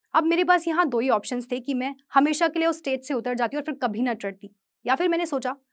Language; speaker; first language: Hindi; native; Hindi